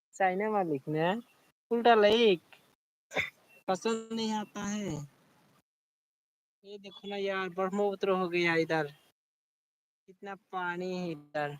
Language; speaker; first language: Hindi; non-native, learner; Bangla